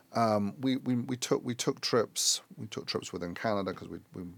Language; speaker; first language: English; native; English